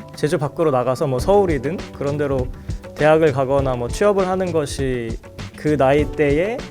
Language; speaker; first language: Korean; native; Korean